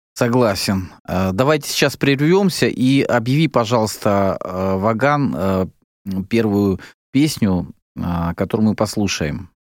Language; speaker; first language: Russian; native; Russian